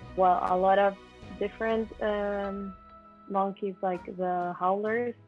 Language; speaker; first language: English; non-native, fluent; Spanish